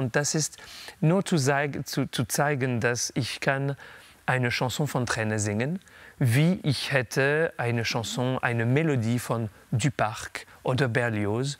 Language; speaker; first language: German; non-native, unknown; French